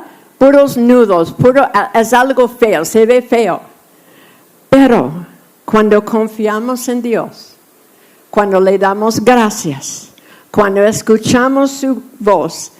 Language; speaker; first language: Spanish; non-native, fluent; English